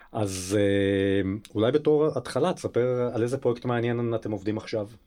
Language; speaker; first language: Hebrew; native; Hebrew